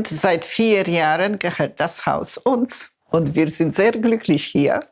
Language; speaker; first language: German; non-native, fluent; Polish